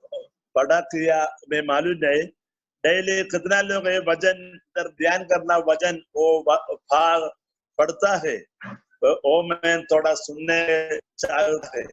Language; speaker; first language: Hindi; non-native, learner; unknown